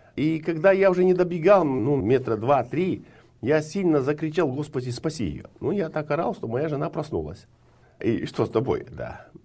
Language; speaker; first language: Russian; non-native, local second language; Ukrainian